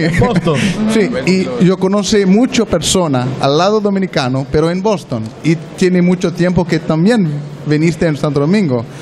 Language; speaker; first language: Spanish; non-native, learner; French